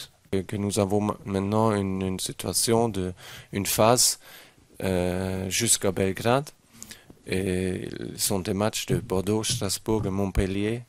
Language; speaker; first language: French; non-native, fluent; German